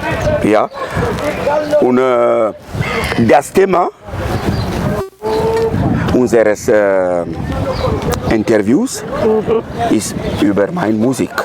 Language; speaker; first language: German; non-native, learner; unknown